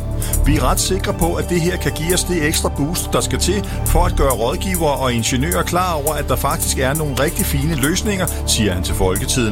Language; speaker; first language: Danish; native; Danish